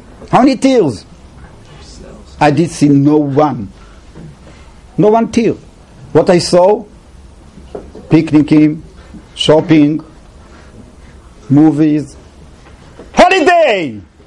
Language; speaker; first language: English; non-native, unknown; Hebrew